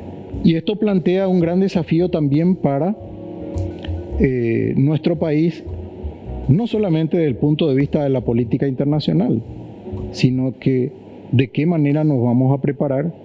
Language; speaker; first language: Spanish; native; Spanish